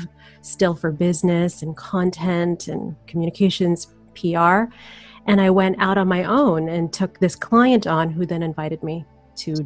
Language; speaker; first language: English; early bilingual, other home language; Filipino